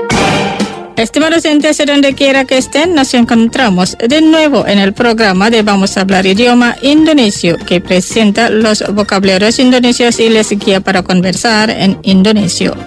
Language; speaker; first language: Spanish; non-native, fluent; Indonesian